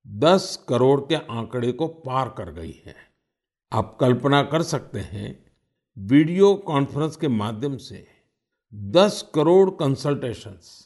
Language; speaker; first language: Hindi; native; Hindi